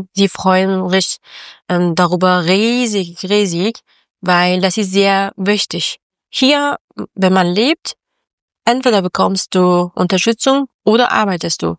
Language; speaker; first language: German; non-native, learner; Persian